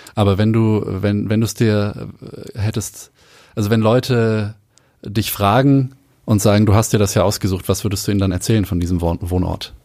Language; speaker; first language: German; native; German